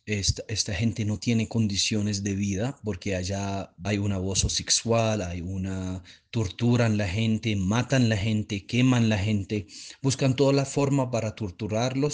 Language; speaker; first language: Spanish; non-native, fluent; Arabic